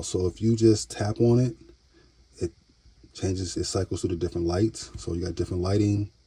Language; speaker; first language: English; native; English